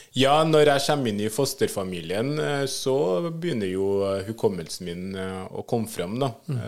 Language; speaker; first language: Norwegian; early bilingual, other home language; Swahili